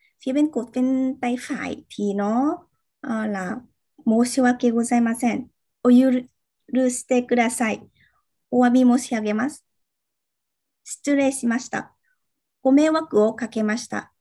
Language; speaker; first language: Japanese; non-native, fluent; Vietnamese